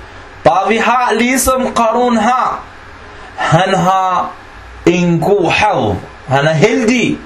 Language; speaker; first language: Danish; non-native, fluent; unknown